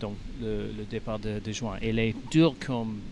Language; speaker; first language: French; non-native, learner; English